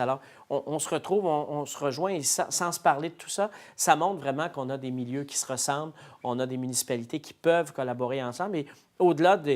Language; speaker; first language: French; native; French